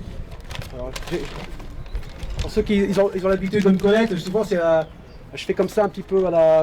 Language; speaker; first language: French; native; French